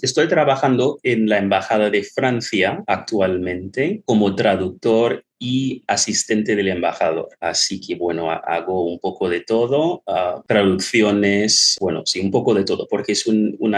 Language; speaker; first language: Spanish; non-native, fluent; English